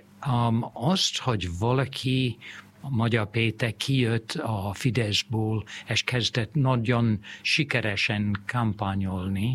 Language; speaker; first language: Hungarian; non-native, fluent; English